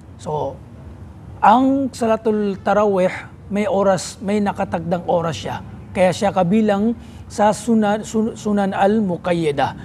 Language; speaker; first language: Filipino; non-native, local second language; Maranao